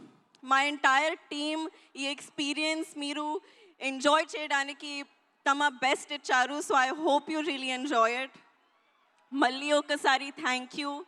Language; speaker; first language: Telugu; non-native, learner; Hindi